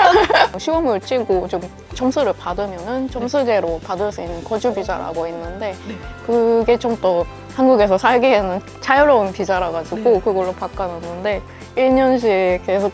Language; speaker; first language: Korean; non-native, fluent; Japanese